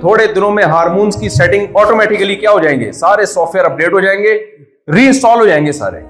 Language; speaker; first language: Urdu; native; Urdu